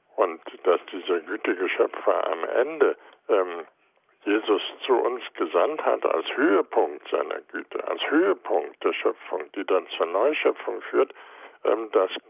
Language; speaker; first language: German; native; German